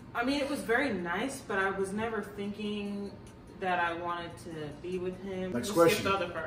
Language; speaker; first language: English; native; English